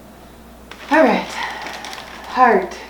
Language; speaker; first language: English; native; English